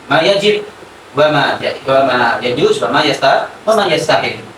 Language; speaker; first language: Arabic; non-native, fluent; Indonesian